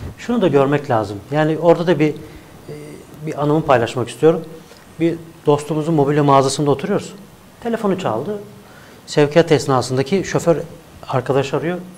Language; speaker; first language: Turkish; native; Turkish